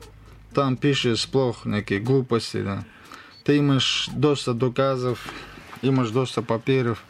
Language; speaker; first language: Slovenian; non-native, learner; Russian